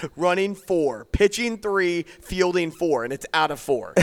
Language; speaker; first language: English; native; English